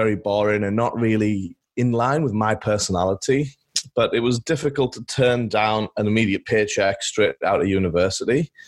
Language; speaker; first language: English; native; English